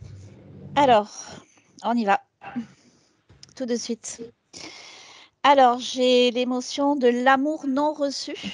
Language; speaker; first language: French; native; French